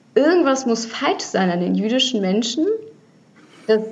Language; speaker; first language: German; early bilingual, other home language; Russian